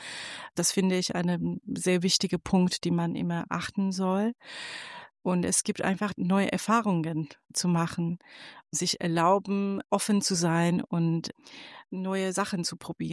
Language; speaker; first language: German; non-native, fluent; Persian